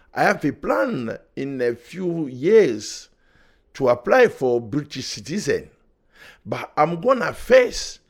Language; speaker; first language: English; non-native, learner; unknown